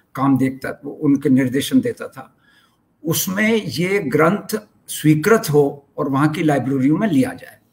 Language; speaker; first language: Hindi; native; Hindi